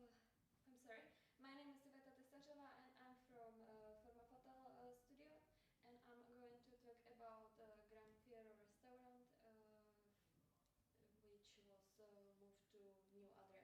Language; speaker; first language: English; non-native, fluent; Czech